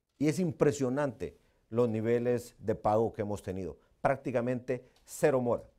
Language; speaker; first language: Spanish; native; Spanish